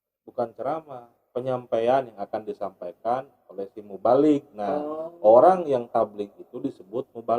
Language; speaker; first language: Indonesian; native; Indonesian